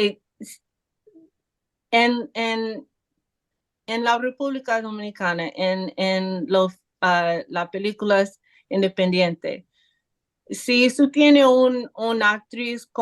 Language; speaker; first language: Spanish; non-native, learner; English